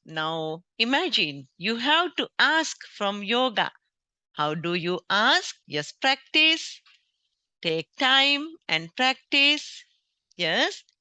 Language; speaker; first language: English; non-native, local second language; Sinhala